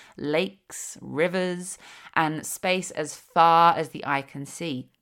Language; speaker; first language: English; native; English